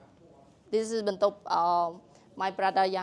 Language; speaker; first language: English; non-native, learner; Khmer